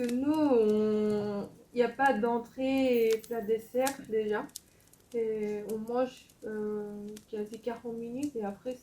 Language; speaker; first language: French; non-native, fluent; Korean